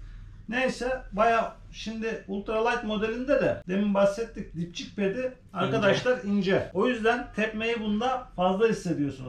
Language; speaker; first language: Turkish; native; Turkish